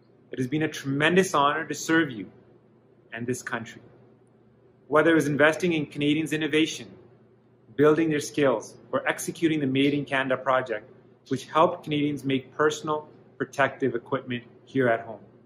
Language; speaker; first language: English; native; English